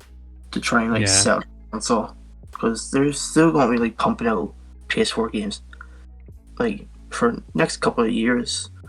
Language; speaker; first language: English; native; English